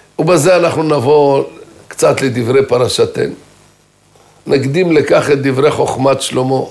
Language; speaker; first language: Hebrew; native; Hebrew